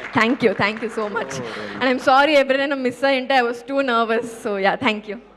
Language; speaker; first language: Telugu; native; Telugu